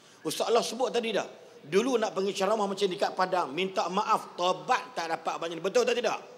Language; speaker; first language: Malay; native; Malay